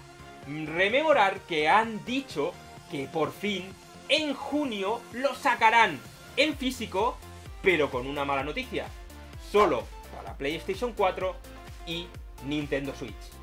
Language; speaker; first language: Spanish; native; Spanish